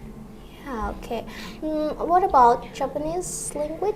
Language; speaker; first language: English; non-native, learner; Indonesian